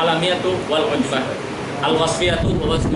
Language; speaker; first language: Arabic; non-native, fluent; Indonesian